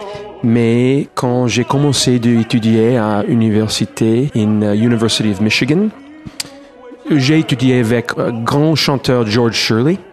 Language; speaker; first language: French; non-native, learner; English